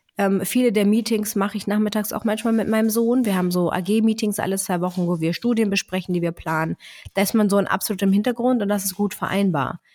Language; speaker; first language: German; early bilingual, other home language; Greek